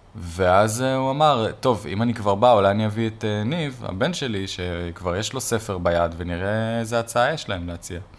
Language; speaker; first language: Hebrew; native; Hebrew